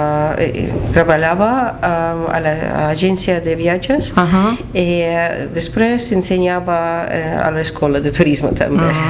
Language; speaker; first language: Catalan; non-native, learner; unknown